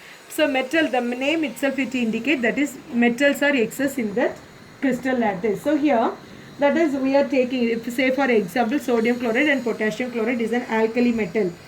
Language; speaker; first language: English; non-native, local second language; Tamil